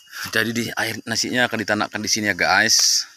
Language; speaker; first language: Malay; non-native, local second language; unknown